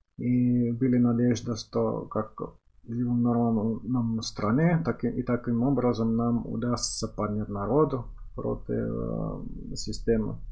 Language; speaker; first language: Russian; non-native, fluent; Finnish